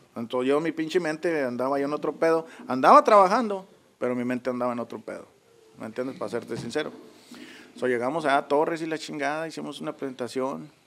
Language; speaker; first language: Spanish; native; Spanish